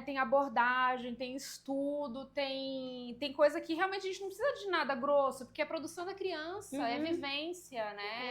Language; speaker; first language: Portuguese; native; Portuguese